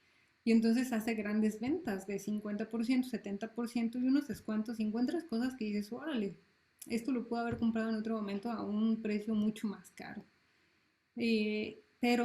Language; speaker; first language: Spanish; native; Spanish